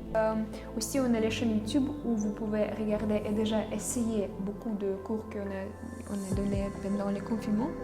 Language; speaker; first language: French; non-native, fluent; Russian